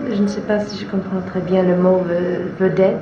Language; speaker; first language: French; non-native, fluent; English